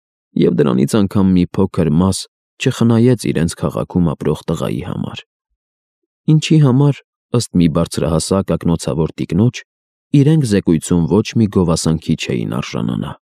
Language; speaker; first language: Armenian; native; Armenian